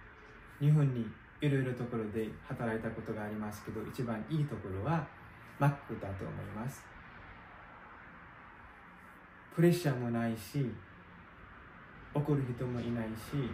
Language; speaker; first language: Japanese; non-native, learner; Nepali